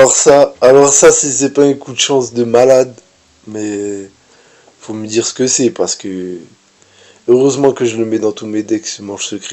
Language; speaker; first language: French; native; French